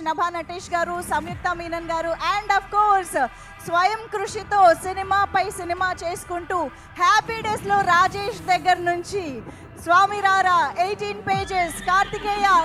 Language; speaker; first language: Telugu; native; Telugu